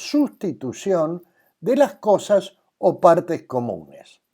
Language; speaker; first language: Spanish; native; Spanish